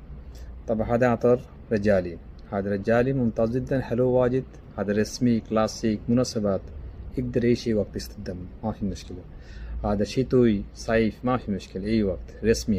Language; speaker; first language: Arabic; non-native, learner; Bangla